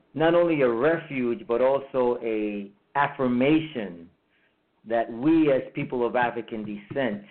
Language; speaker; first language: English; early bilingual, heritage; English